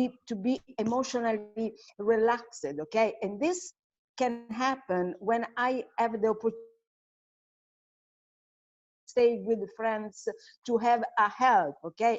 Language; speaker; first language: English; non-native, fluent; Italian